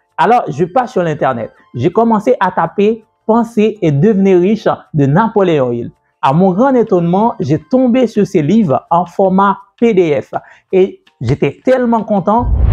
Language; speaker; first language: French; native; French